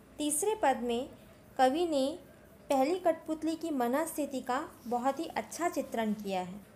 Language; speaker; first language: Hindi; native; Hindi